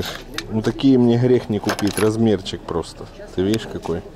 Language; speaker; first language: Russian; native; Russian